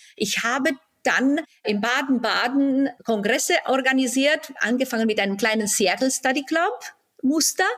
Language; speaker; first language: German; non-native, fluent; Romanian